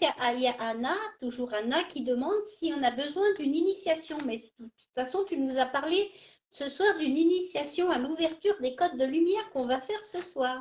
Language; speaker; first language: French; native; French